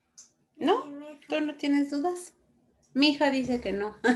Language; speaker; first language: Spanish; native; Spanish